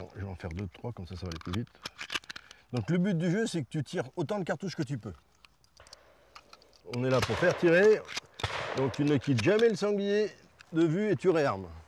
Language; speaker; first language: French; native; French